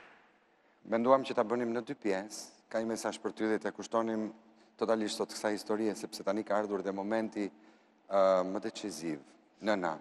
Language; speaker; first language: Albanian; native; Albanian